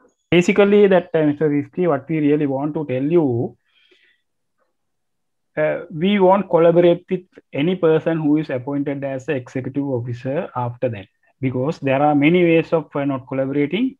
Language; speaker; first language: English; non-native, local second language; Sinhala